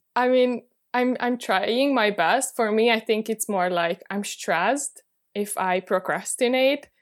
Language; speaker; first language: English; non-native, fluent; Hungarian